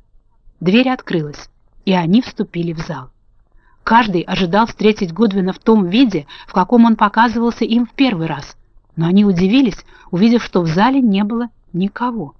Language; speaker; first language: Russian; native; Russian